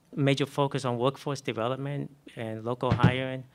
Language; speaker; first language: English; native; English